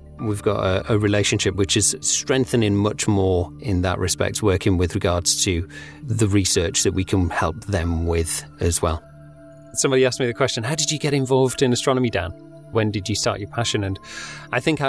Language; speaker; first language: English; native; English